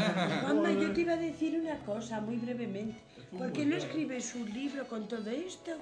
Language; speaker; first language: Spanish; native; Spanish